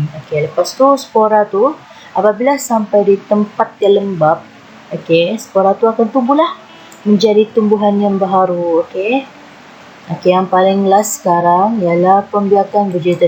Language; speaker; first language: Malay; native; Malay